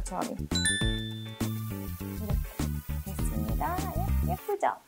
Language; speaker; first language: Korean; non-native, fluent; Japanese